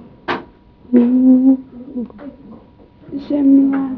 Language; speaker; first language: French; non-native, learner; English